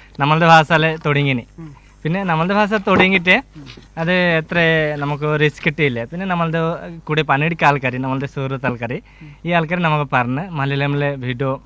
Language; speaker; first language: Malayalam; non-native, local second language; Bangla